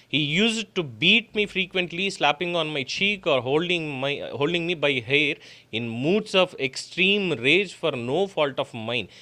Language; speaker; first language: English; non-native, local second language; Telugu